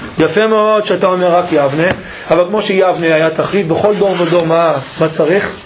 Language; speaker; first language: Hebrew; native; Hebrew